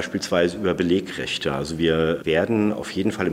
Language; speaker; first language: German; native; German